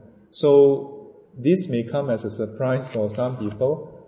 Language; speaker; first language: English; non-native, local second language; Chinese